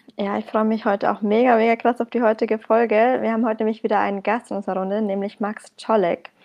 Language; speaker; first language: German; early bilingual, other home language; Arabic